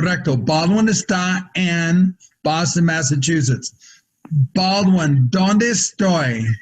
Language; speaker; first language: Spanish; non-native, fluent; English